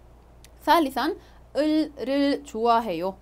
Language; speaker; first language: Korean; non-native, fluent; Arabic